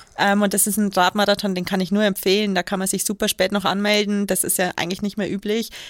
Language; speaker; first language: German; native; German